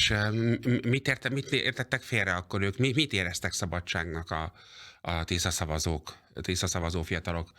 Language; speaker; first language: Hungarian; native; Hungarian